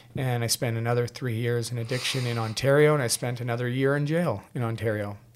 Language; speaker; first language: English; native; English